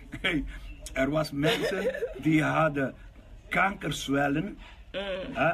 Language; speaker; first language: Dutch; non-native, local second language; Papiamento